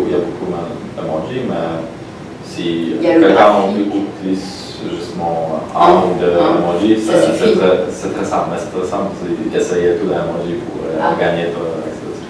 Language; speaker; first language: French; non-native, learner; Polish